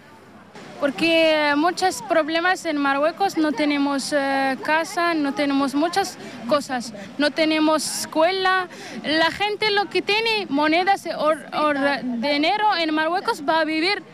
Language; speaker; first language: Spanish; non-native, learner; Arabic